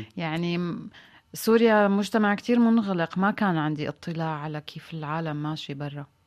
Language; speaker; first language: Arabic; native; Arabic